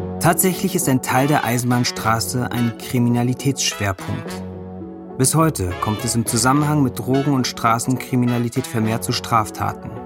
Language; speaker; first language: German; native; German